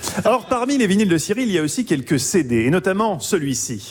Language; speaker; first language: French; native; French